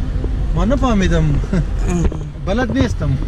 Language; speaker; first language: Persian; non-native, learner; Urdu